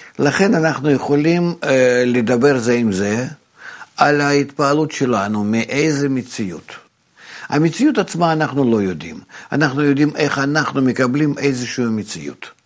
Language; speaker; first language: Hebrew; non-native, fluent; Russian